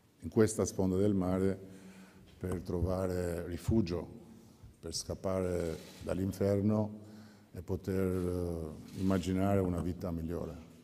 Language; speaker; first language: Italian; non-native, fluent; Albanian